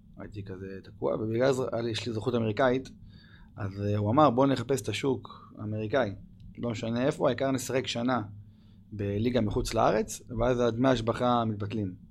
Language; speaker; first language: Hebrew; early bilingual, other home language; English